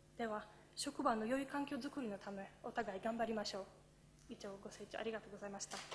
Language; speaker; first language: Japanese; non-native, fluent; Polish